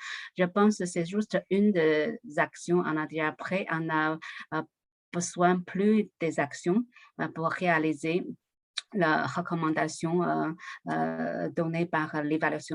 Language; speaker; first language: French; non-native, learner; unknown